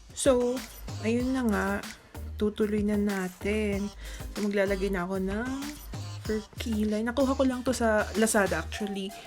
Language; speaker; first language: Filipino; non-native, local second language; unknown